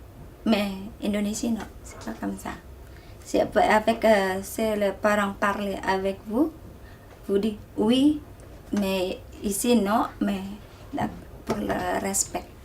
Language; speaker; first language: French; non-native, learner; Indonesian